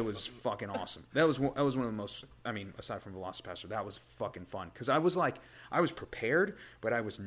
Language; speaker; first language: English; native; English